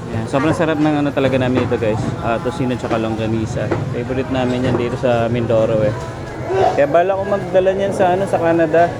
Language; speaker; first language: Filipino; native; Filipino